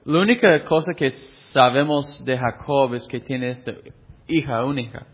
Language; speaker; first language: Spanish; non-native, fluent; English